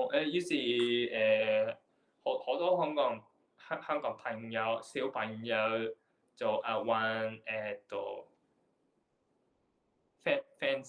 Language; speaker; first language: Cantonese; non-native, learner; Japanese